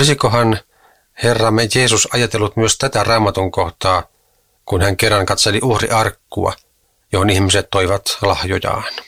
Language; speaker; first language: Finnish; native; Finnish